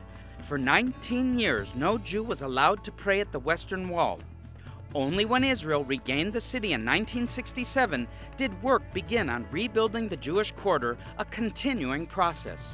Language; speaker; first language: English; native; English